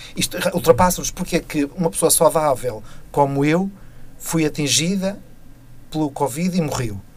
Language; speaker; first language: Portuguese; native; Portuguese